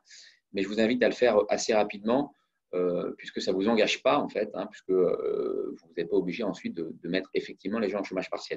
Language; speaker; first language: French; native; French